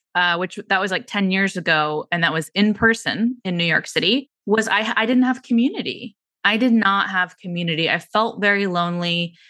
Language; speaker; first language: English; native; English